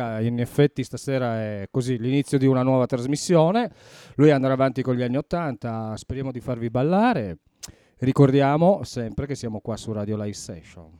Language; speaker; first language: Italian; native; Italian